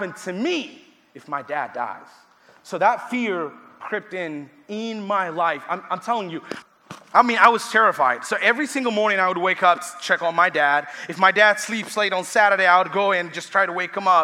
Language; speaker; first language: English; non-native, fluent; Tigrinya